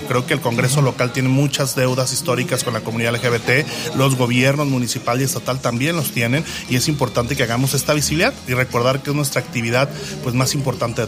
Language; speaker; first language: Spanish; native; Spanish